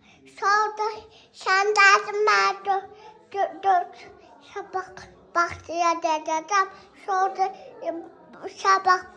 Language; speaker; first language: Turkish; non-native, learner; Azerbaijani